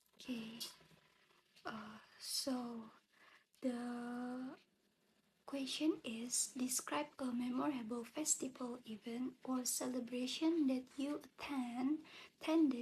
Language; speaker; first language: English; non-native, learner; Indonesian